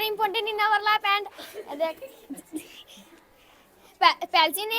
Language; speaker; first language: English; non-native, learner; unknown